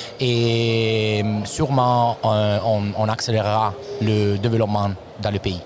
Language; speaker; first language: French; non-native, learner; Italian